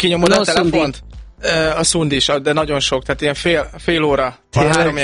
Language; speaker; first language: Hungarian; native; Hungarian